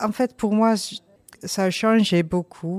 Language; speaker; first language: French; non-native, learner; Dutch